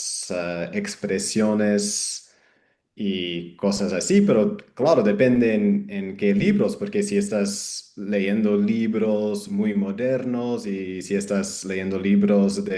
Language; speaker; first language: Spanish; non-native, fluent; English